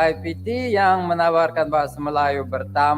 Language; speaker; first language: Indonesian; non-native, fluent; Russian